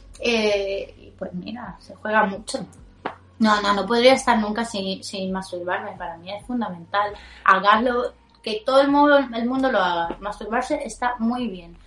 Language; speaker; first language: Spanish; non-native, fluent; Italian